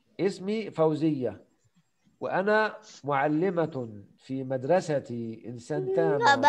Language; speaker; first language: Arabic; non-native, fluent; Indonesian